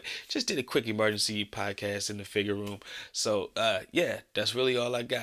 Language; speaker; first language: English; native; English